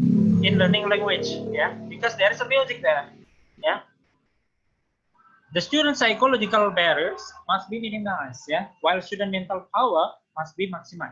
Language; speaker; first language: English; non-native, fluent; Indonesian